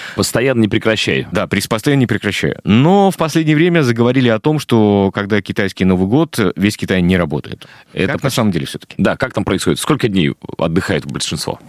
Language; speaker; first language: Russian; native; Russian